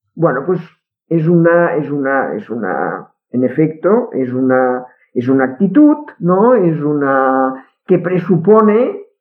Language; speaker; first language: Spanish; non-native, local second language; Catalan